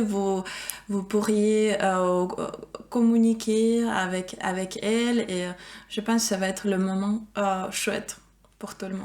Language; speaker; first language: French; non-native, fluent; Ukrainian